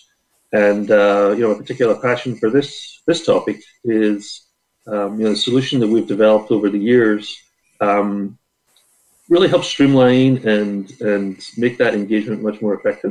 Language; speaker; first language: English; native; English